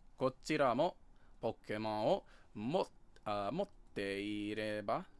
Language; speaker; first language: Japanese; non-native, learner; English